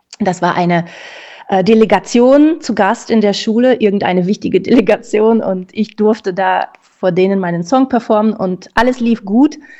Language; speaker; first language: German; non-native, fluent; Russian